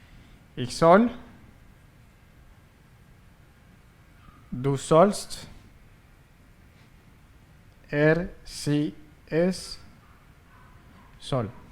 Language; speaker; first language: German; non-native, fluent; Spanish